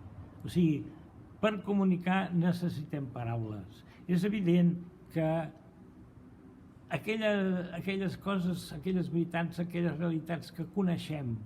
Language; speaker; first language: Catalan; non-native, fluent; Portuguese